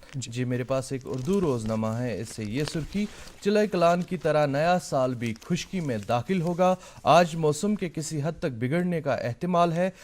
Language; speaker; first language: Urdu; non-native, local second language; Kashmiri